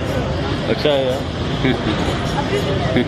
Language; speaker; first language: Hindi; early bilingual, heritage; English